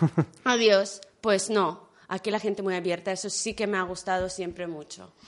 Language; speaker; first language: Spanish; non-native, fluent; Ukrainian